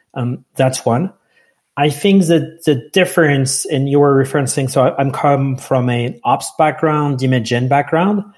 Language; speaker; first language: English; non-native, fluent; French